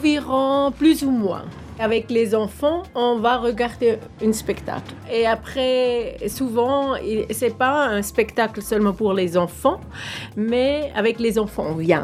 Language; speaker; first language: French; non-native, local second language; German